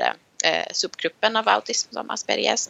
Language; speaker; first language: Swedish; non-native, local second language; Finnish